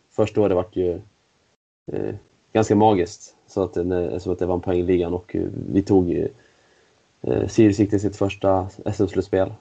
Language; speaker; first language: Swedish; native; Swedish